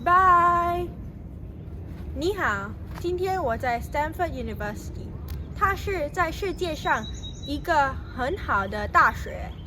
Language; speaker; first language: Chinese; non-native, fluent; Sinhala